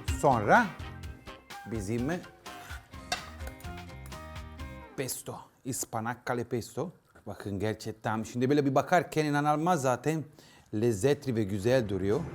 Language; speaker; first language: Turkish; non-native, learner; Italian